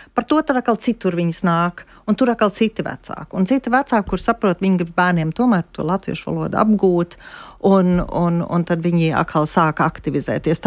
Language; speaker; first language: Latvian; early bilingual, heritage; Latvian